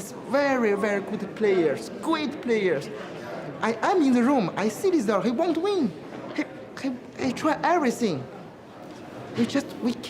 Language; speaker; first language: English; non-native, learner; Chinese